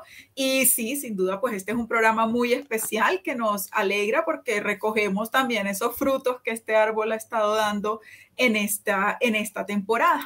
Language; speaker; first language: Spanish; native; Spanish